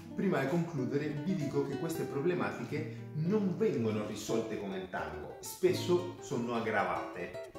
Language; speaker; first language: Italian; non-native, fluent; Spanish